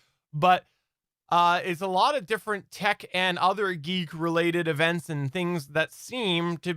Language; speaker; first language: English; native; English